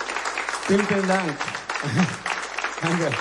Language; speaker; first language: German; non-native, learner; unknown